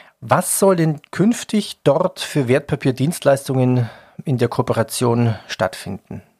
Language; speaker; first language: German; native; German